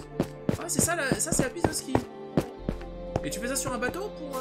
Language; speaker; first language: French; native; French